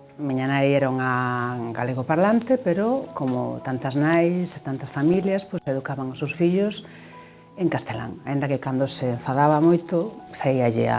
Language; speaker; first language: Galician; non-native, local second language; Spanish